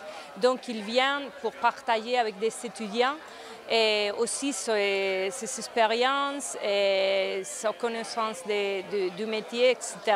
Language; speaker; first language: French; non-native, fluent; Spanish